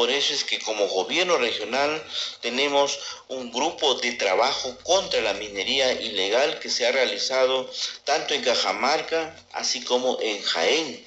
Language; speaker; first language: Spanish; native; Spanish